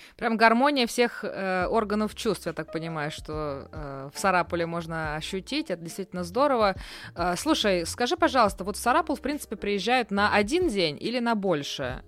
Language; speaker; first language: Russian; native; Russian